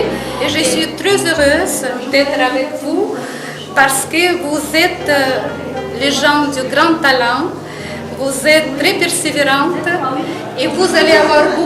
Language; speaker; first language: French; non-native, fluent; Russian